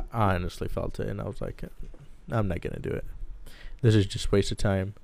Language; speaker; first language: English; early bilingual, other home language; Arabic